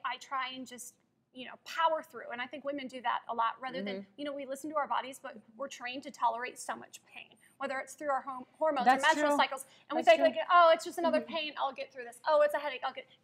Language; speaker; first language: English; native; English